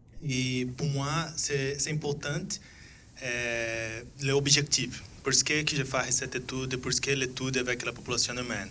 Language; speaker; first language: French; non-native, fluent; Portuguese